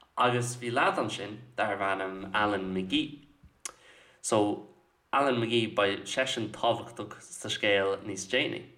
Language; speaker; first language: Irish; non-native, local second language; English